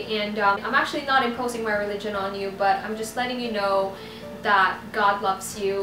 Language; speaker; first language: English; non-native, local second language; Filipino